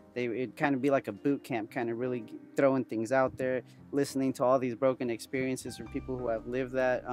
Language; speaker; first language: English; early bilingual, other home language; Spanish